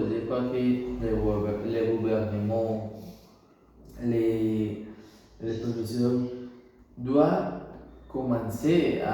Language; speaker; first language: French; non-native, learner; Spanish